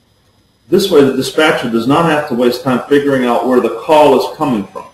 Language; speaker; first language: English; native; English